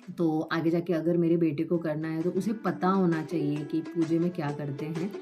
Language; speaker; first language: Hindi; non-native, local second language; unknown